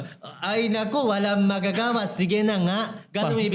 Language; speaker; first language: Filipino; non-native, learner; Japanese